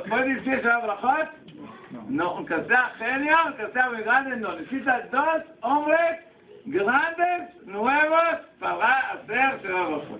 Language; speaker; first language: Spanish; non-native, learner; Hebrew